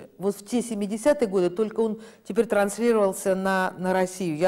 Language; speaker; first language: Russian; native; Russian